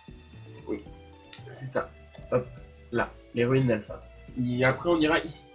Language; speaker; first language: French; native; French